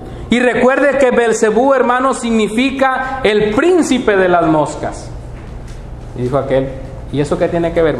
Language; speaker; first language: Spanish; native; Spanish